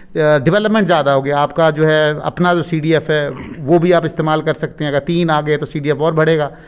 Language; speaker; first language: Hindi; non-native, local second language; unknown